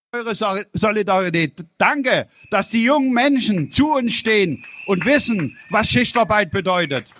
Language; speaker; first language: German; native; German